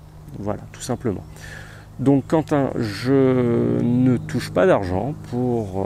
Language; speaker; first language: French; native; French